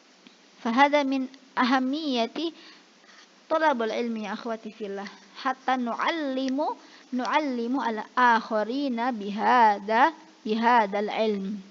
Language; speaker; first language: Arabic; non-native, fluent; Indonesian